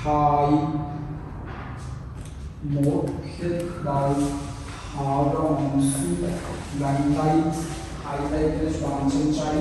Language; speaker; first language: Vietnamese; non-native, learner; Hindi